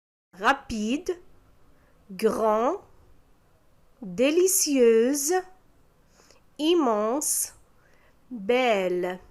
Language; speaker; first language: French; non-native, local second language; Arabic